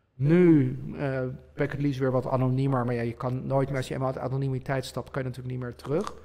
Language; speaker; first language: Dutch; early bilingual, other home language; Polish